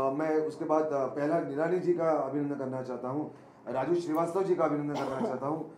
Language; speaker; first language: Hindi; non-native, local second language; Marathi